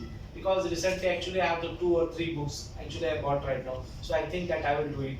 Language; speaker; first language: English; non-native, local second language; Marathi